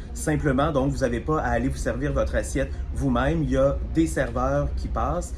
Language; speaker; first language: French; native; French